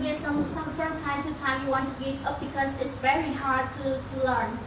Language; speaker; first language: English; non-native, learner; Vietnamese